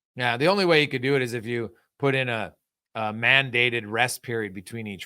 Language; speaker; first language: English; native; English